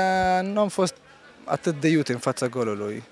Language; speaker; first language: Romanian; non-native, fluent; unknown